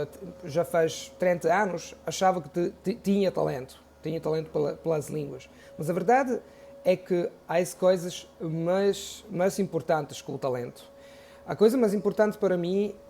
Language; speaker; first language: Portuguese; non-native, fluent; Italian